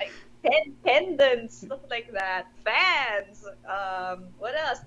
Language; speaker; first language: English; non-native, local second language; Filipino